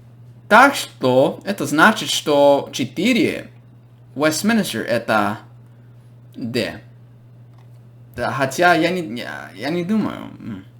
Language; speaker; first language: Russian; non-native, fluent; English